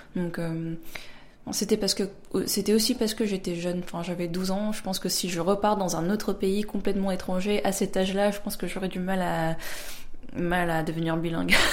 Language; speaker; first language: French; early bilingual, other home language; Korean